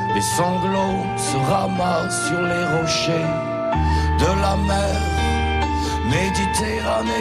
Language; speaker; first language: French; native; French